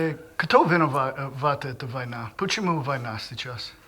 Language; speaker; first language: Russian; non-native, learner; English